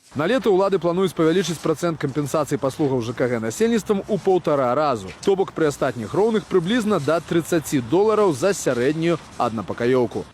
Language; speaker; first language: Belarusian; native; Belarusian